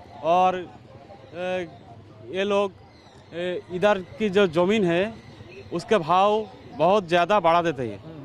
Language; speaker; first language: Hindi; non-native, local second language; Bangla